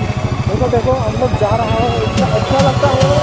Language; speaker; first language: Hindi; non-native, local second language; Bodo